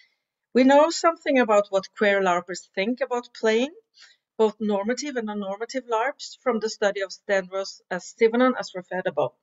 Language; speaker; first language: English; non-native, fluent; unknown